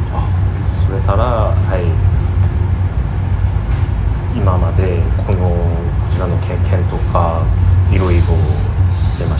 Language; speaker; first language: Japanese; non-native, learner; Korean